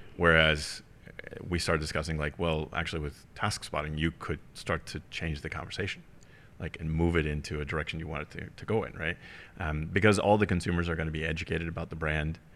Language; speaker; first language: English; early bilingual, heritage; German